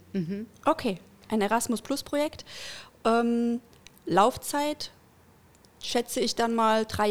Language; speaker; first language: German; native; German